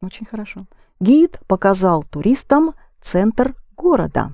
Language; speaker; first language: Russian; non-native, fluent; English